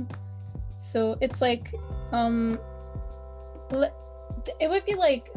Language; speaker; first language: English; non-native, fluent; French